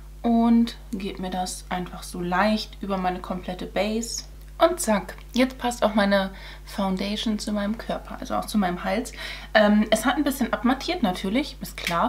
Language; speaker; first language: German; native; German